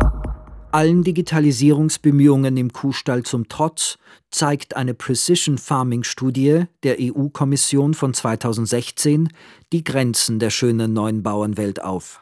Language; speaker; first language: German; native; German